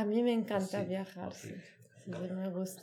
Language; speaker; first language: Spanish; non-native, learner; Arabic